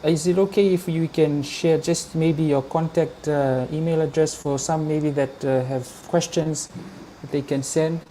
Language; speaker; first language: English; non-native, local second language; Fijian